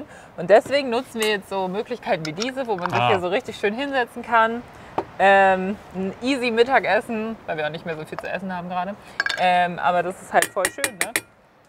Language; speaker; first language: German; native; German